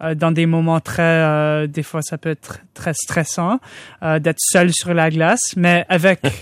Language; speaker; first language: French; non-native, local second language; English